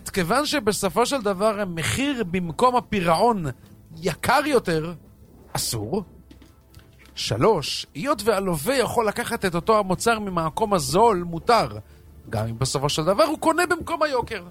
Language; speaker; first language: Hebrew; native; Hebrew